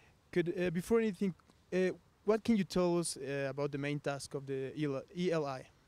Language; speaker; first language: English; non-native, fluent; Spanish